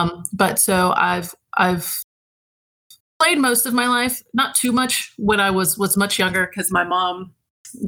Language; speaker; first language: English; native; English